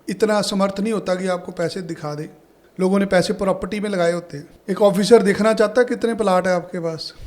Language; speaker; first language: Hindi; non-native, local second language; Punjabi